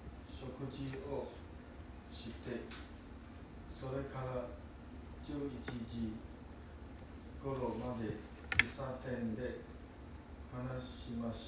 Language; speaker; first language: Japanese; non-native, learner; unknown